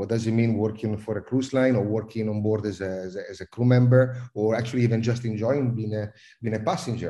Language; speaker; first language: English; non-native, fluent; Italian